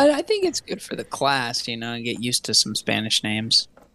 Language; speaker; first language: English; native; English